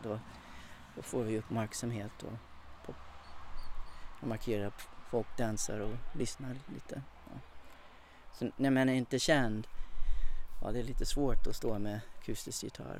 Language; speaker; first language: Swedish; non-native, fluent; English